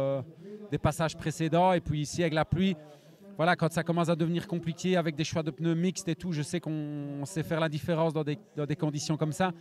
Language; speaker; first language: French; native; French